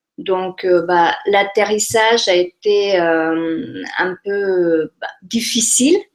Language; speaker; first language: French; non-native, fluent; Spanish